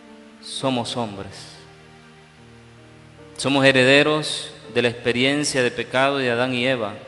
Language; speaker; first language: Spanish; native; Spanish